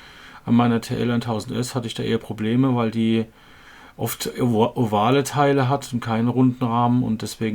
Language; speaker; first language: German; native; German